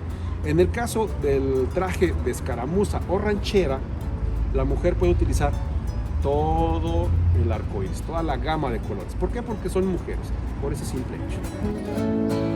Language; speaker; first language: Spanish; native; Spanish